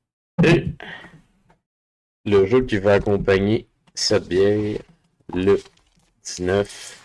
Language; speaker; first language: French; native; French